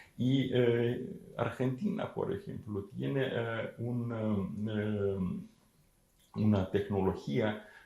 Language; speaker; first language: Spanish; non-native, fluent; Ukrainian